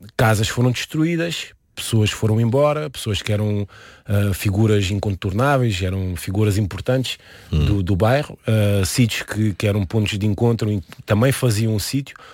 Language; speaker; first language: Portuguese; early bilingual, heritage; Portuguese